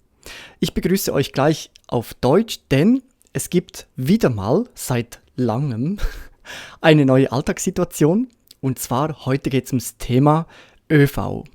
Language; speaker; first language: German; native; German